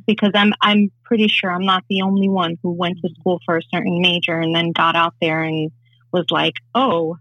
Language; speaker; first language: English; native; English